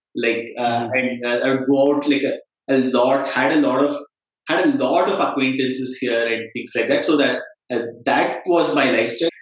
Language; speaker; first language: English; non-native, local second language; Kannada